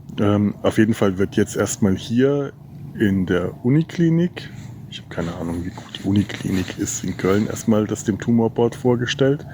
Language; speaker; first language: German; native; German